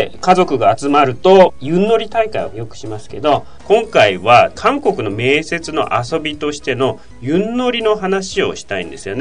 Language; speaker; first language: Japanese; native; Japanese